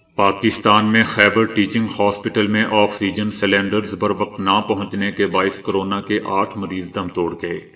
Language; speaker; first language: Urdu; native; Urdu